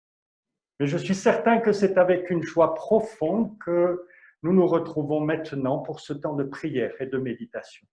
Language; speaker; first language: French; native; French